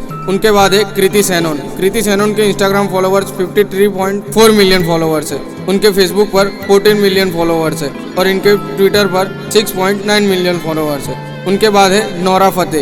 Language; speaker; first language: Hindi; native; Hindi